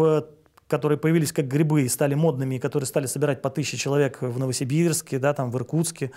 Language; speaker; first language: Russian; native; Russian